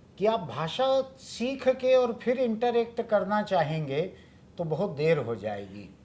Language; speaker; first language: Hindi; native; Hindi